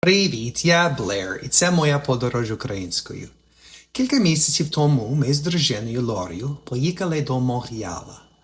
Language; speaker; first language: Ukrainian; non-native, learner; English